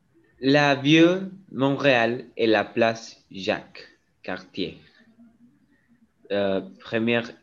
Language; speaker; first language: French; non-native, learner; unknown